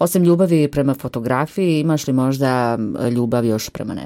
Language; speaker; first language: Serbian; native; Serbian